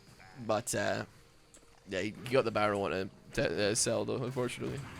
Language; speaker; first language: English; native; English